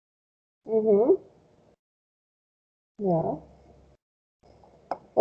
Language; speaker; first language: English; non-native, fluent; Spanish